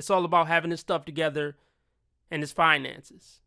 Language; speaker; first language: English; native; English